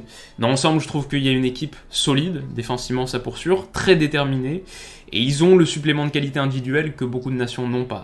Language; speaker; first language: French; native; French